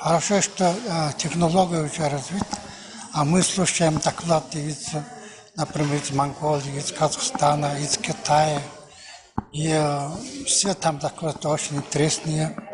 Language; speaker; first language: Russian; non-native, learner; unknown